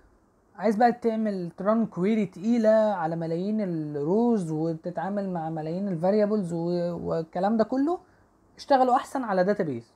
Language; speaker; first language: Arabic; native; Arabic